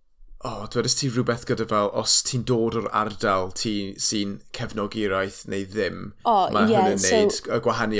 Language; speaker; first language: Welsh; non-native, local second language; English